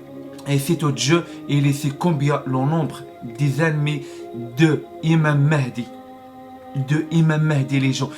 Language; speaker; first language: French; non-native, learner; Arabic